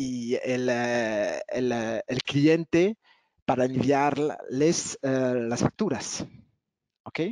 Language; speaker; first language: Spanish; non-native, fluent; French